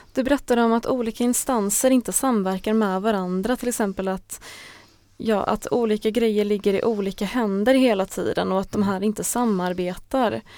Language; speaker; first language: Swedish; native; Swedish